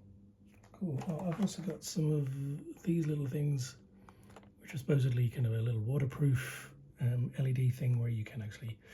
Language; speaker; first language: English; native; English